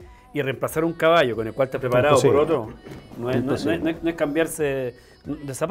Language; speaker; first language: Spanish; native; Spanish